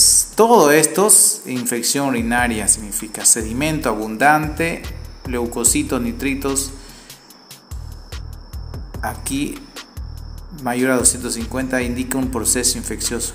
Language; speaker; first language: Spanish; native; Spanish